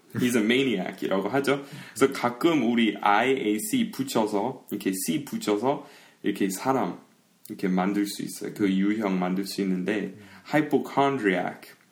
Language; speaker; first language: Korean; early bilingual, heritage; Korean